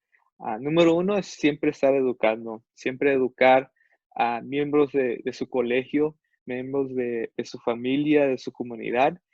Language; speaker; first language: Spanish; non-native, fluent; English